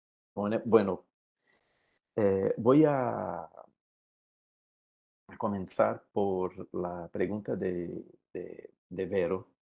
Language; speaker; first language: Spanish; non-native, learner; Portuguese